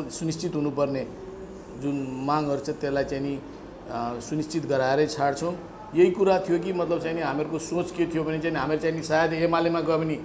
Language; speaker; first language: Nepali; non-native, local second language; Bhojpuri